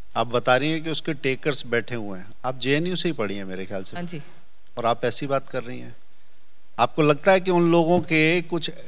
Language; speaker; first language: Hindi; native; Hindi